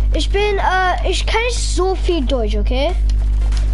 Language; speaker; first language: German; non-native, learner; English